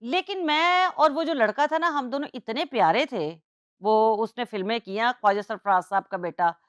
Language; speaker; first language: Urdu; non-native, local second language; Punjabi